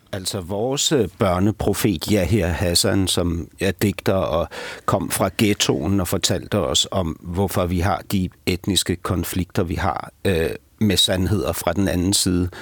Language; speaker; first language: Danish; native; Danish